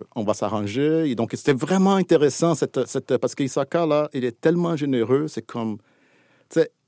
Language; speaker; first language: French; non-native, fluent; Portuguese